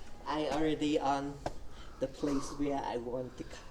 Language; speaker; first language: English; non-native, learner; Chinese